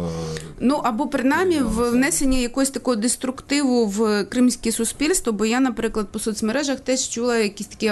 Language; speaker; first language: Ukrainian; native; Ukrainian